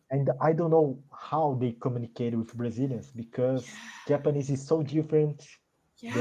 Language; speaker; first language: English; non-native, learner; Portuguese